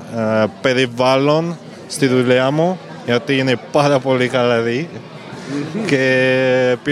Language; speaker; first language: Greek; non-native, fluent; Latvian